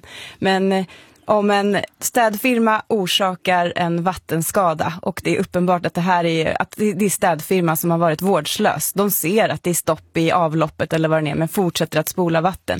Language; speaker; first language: Swedish; native; Swedish